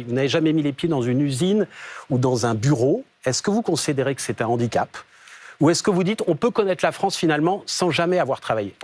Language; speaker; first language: French; native; French